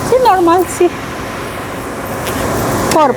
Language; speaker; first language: Spanish; non-native, learner; Filipino